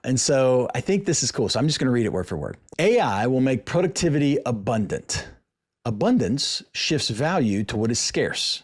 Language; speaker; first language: English; native; English